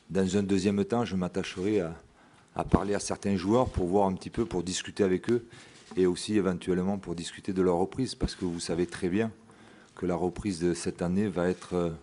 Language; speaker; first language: French; native; French